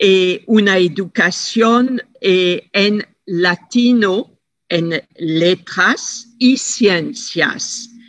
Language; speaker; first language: Spanish; non-native, fluent; French